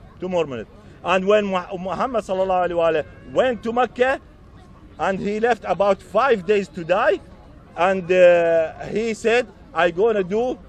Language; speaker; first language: English; non-native, learner; Arabic